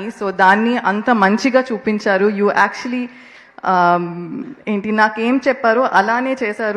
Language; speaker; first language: Telugu; non-native, local second language; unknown